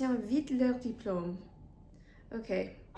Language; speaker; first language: French; non-native, fluent; English